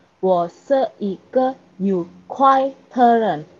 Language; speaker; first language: Chinese; non-native, learner; Indonesian